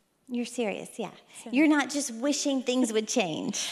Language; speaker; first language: English; native; English